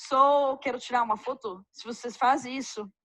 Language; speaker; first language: Portuguese; non-native, fluent; Arabic